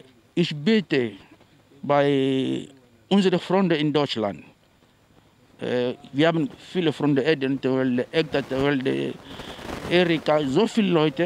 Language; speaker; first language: German; non-native, fluent; Portuguese